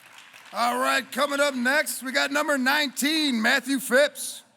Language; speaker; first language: English; native; English